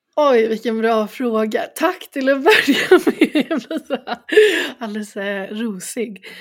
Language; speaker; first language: Swedish; native; Swedish